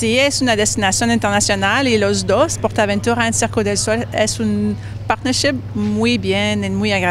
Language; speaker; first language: Spanish; non-native, learner; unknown